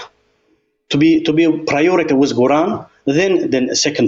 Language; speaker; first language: English; non-native, learner; Azerbaijani